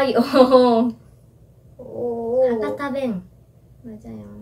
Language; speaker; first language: Korean; non-native, fluent; Japanese